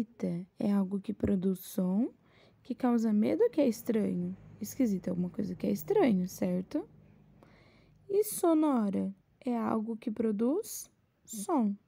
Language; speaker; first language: Portuguese; native; Portuguese